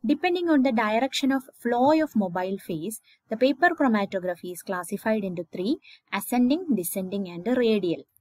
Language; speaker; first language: English; non-native, local second language; Malayalam